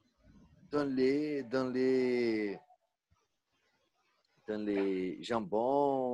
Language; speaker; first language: French; non-native, learner; Portuguese